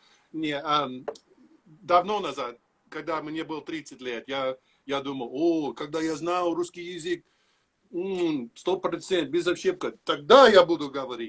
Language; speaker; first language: Russian; non-native, learner; English